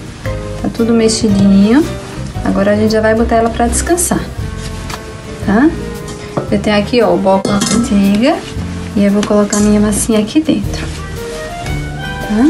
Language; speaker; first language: Portuguese; native; Portuguese